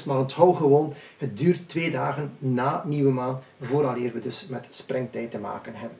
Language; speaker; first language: Dutch; native; Dutch